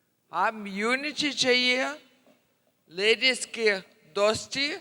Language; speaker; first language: Hindi; non-native, learner; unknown